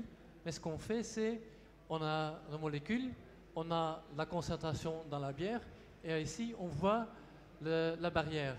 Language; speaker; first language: French; non-native, local second language; Dutch